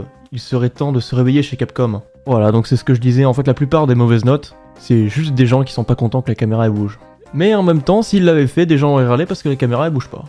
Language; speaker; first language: French; native; French